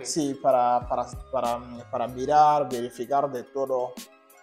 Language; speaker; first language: Spanish; non-native, learner; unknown